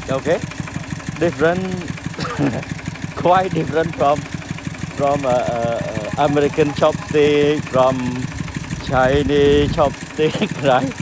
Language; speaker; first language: English; non-native, learner; Khmer